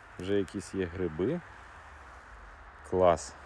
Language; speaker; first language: Ukrainian; native; Ukrainian